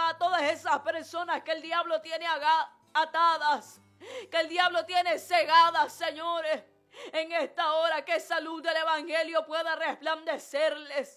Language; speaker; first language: Spanish; native; Spanish